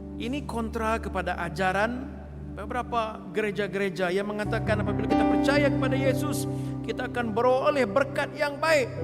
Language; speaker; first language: Malay; non-native, local second language; Iban